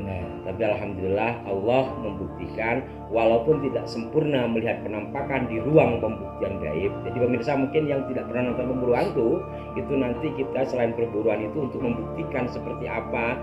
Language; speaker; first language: Indonesian; native; Indonesian